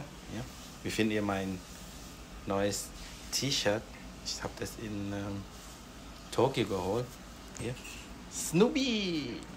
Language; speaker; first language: German; non-native, fluent; Vietnamese